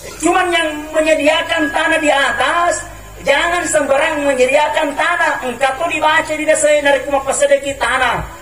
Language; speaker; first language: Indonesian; non-native, local second language; Buginese